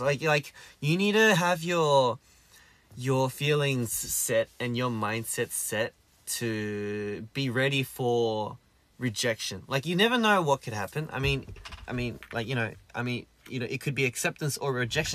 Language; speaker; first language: English; early bilingual, other home language; Korean